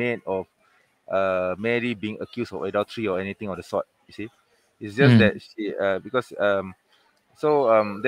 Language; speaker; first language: English; non-native, local second language; Malay